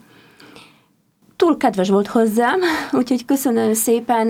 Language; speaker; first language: Hungarian; non-native, fluent; Polish